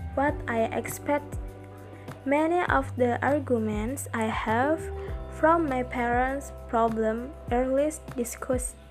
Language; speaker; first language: English; non-native, learner; Indonesian